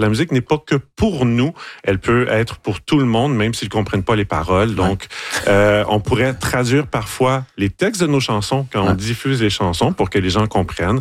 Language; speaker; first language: French; native; French